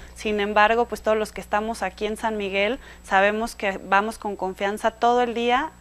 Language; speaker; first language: Spanish; native; Spanish